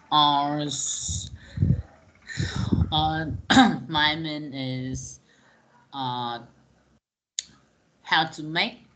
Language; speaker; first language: English; non-native, learner; Vietnamese